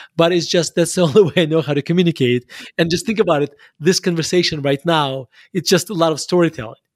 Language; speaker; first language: English; non-native, fluent; Russian